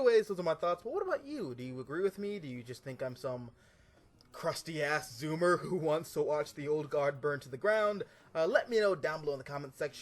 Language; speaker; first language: English; native; English